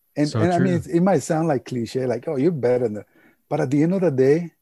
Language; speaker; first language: English; early bilingual, other home language; Spanish